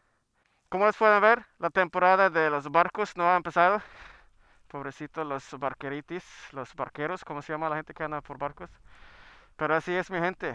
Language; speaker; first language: Spanish; non-native, fluent; Swedish